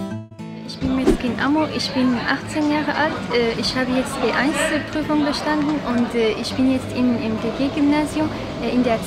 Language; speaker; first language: German; non-native, learner; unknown